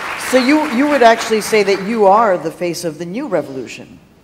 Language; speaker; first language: English; early bilingual, other home language; Spanish